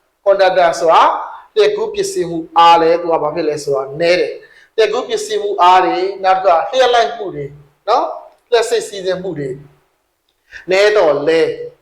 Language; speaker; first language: English; non-native, learner; Burmese